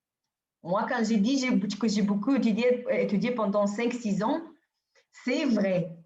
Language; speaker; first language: French; non-native, fluent; Bulgarian